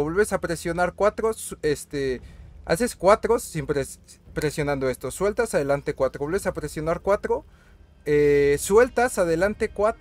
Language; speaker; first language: Spanish; native; Spanish